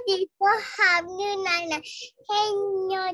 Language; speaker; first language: English; non-native, learner; Vietnamese